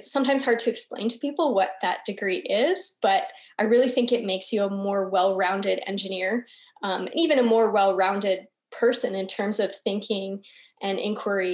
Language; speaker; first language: English; native; English